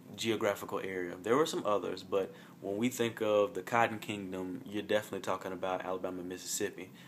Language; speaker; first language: English; native; English